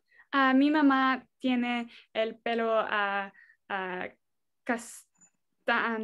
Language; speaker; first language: Spanish; non-native, learner; English